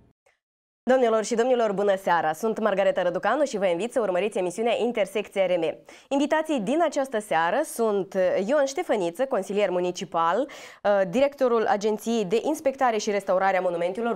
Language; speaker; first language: Romanian; native; Romanian